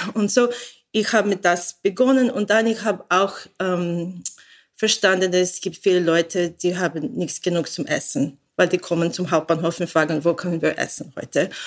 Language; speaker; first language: German; non-native, learner; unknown